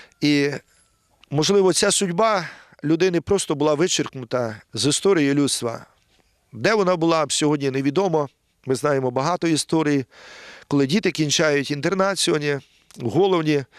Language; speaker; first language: Ukrainian; native; Ukrainian